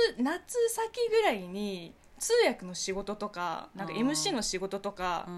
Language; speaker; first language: Japanese; non-native, fluent; Chinese